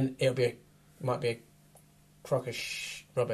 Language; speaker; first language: English; native; English